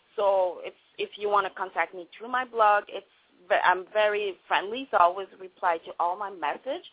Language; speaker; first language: English; non-native, fluent; French